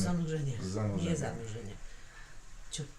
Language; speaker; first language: Polish; native; Polish